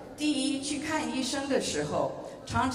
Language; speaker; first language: Chinese; early bilingual, heritage; English